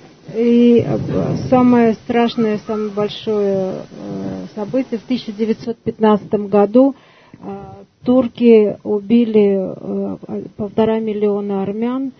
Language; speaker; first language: Russian; non-native, fluent; Armenian